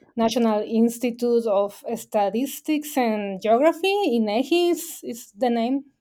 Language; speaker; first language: English; non-native, fluent; Spanish